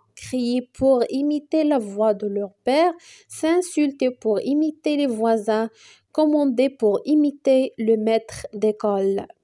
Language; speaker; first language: French; non-native, local second language; Arabic